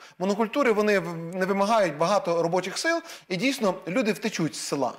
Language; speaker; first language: Ukrainian; native; Ukrainian